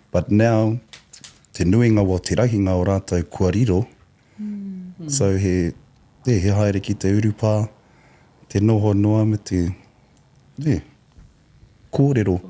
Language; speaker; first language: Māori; non-native, local second language; English